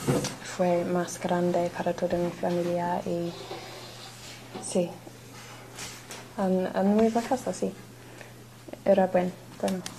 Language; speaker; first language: Spanish; non-native, learner; English